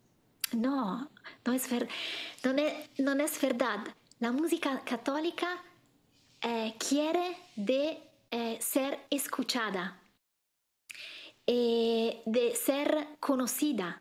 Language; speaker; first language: Spanish; non-native, fluent; Italian